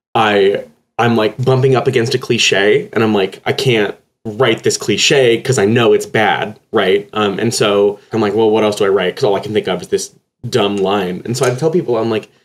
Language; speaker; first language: English; native; English